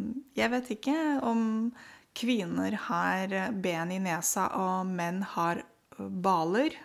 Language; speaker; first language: Norwegian; non-native, fluent; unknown